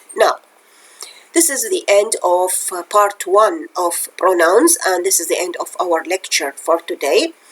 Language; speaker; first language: English; non-native, fluent; Arabic